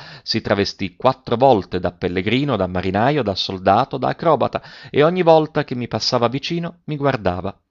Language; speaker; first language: Italian; native; Italian